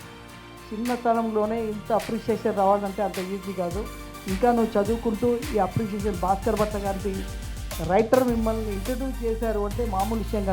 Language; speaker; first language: Telugu; native; Telugu